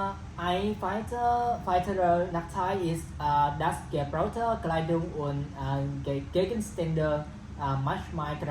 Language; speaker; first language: German; non-native, learner; Vietnamese